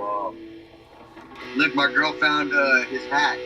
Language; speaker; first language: English; native; English